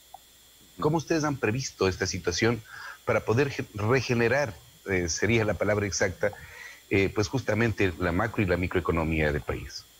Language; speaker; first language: Spanish; native; Spanish